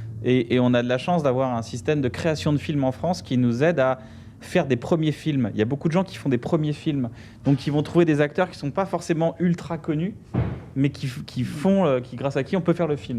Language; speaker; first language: French; native; French